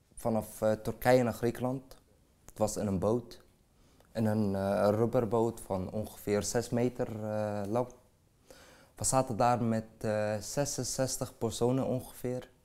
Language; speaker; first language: Dutch; non-native, fluent; Arabic